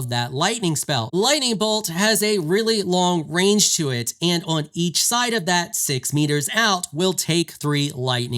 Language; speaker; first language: English; native; English